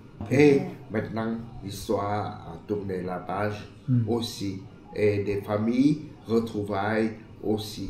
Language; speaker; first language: French; non-native, fluent; Vietnamese